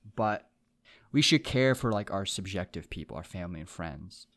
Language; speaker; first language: English; early bilingual, other home language; Japanese